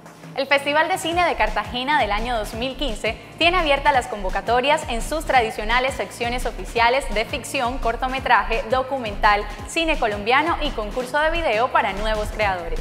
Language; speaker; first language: Spanish; native; Spanish